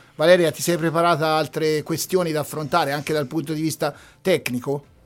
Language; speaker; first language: Italian; native; Italian